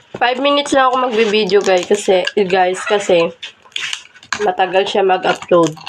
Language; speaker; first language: Filipino; non-native, local second language; Hiligaynon